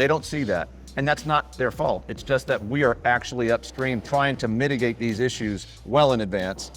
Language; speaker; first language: English; native; English